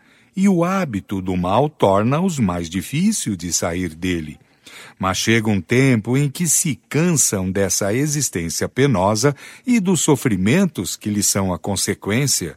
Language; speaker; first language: Portuguese; native; Portuguese